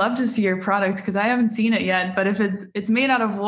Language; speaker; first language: English; native; English